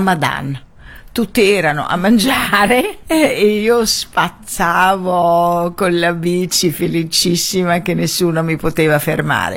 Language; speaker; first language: Italian; non-native, fluent; Arabic